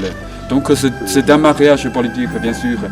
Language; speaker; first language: French; non-native, fluent; Chinese